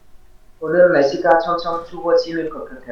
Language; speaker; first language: Korean; non-native, learner; Vietnamese